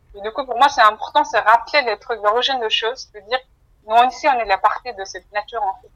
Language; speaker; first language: French; non-native, fluent; Mongolian